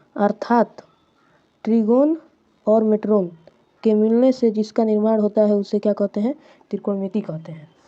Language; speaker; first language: Hindi; native; Hindi